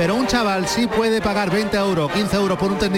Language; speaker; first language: Spanish; native; Spanish